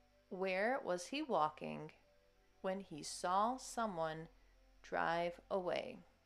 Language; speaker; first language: English; native; English